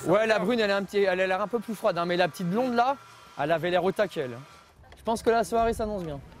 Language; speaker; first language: French; native; French